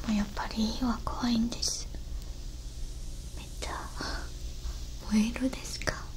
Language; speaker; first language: Japanese; non-native, learner; Korean